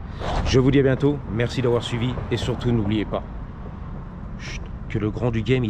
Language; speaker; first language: French; native; French